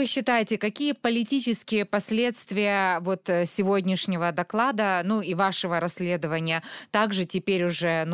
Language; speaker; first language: Russian; native; Russian